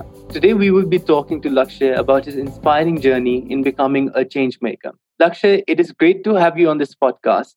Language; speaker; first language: English; non-native, local second language; Hindi